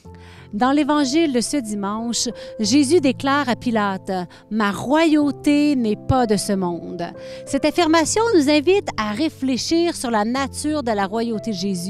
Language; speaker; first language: French; native; French